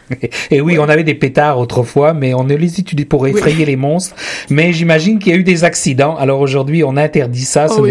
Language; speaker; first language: French; native; French